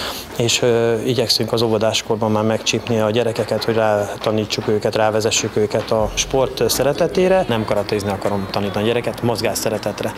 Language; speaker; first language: Hungarian; native; Hungarian